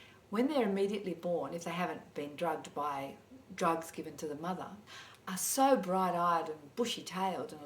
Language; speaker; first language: English; native; English